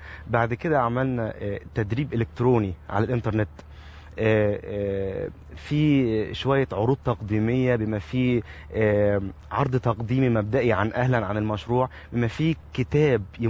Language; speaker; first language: Arabic; native; Arabic